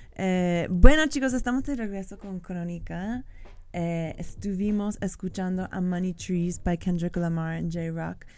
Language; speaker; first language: Spanish; non-native, fluent; English